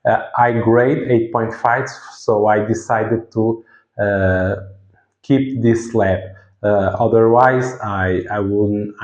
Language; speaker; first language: English; non-native, fluent; Portuguese